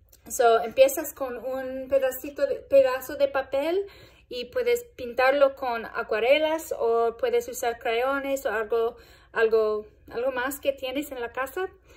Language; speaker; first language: Spanish; non-native, fluent; English